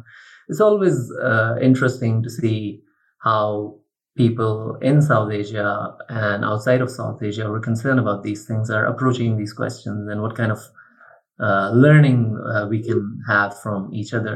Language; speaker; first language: English; non-native, local second language; Urdu